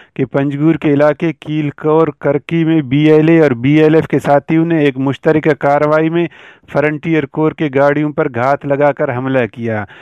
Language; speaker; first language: Urdu; non-native, local second language; Baluchi